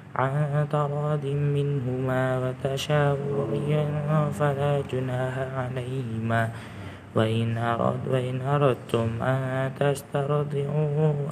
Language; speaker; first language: Arabic; non-native, learner; Indonesian